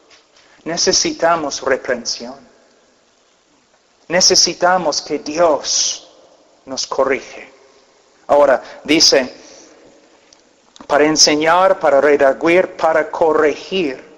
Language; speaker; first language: Spanish; non-native, fluent; English